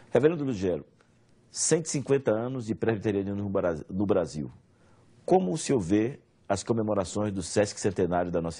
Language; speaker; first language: Portuguese; native; Portuguese